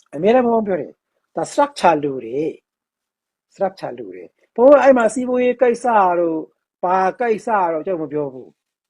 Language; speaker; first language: Burmese; native; Burmese